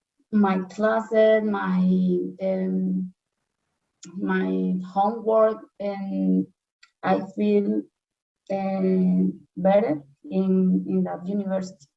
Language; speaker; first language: English; non-native, learner; Spanish